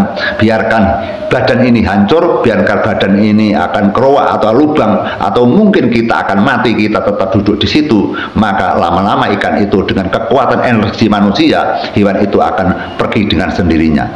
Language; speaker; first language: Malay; non-native, local second language; Javanese